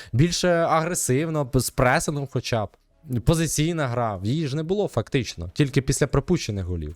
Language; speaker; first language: Ukrainian; native; Ukrainian